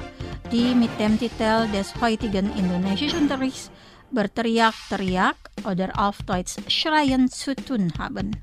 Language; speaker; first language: German; non-native, fluent; Indonesian